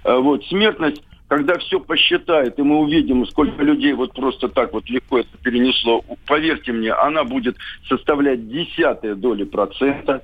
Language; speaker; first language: Russian; native; Russian